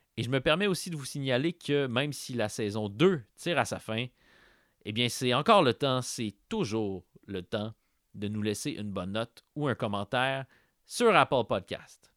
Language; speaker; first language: French; native; French